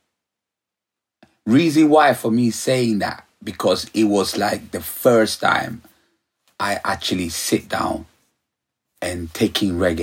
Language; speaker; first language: English; early bilingual, other home language; Ga